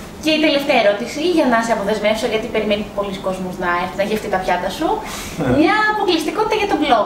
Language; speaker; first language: Greek; native; Greek